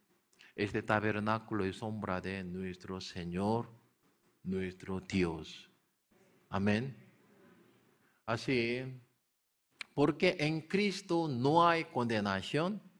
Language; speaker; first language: Spanish; non-native, learner; Korean